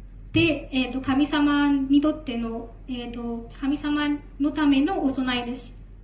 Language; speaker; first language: Japanese; non-native, learner; Marathi